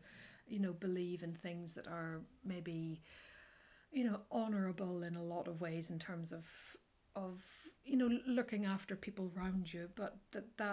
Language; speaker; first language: English; native; English